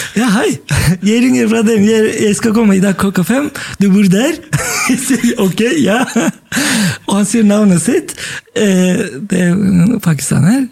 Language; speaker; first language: Norwegian; non-native, fluent; Turkish